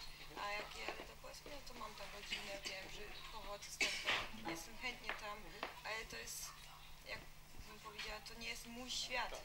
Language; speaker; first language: Polish; early bilingual, heritage; Polish